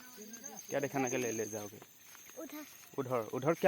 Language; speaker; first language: Hindi; non-native, local second language; Assamese